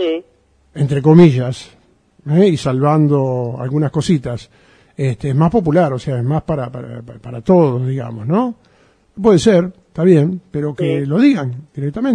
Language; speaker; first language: Spanish; native; Spanish